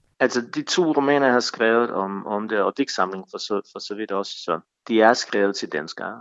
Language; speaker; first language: Danish; non-native, fluent; Bosnian